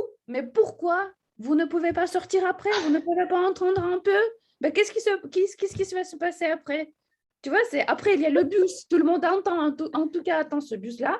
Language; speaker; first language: French; non-native, fluent; Russian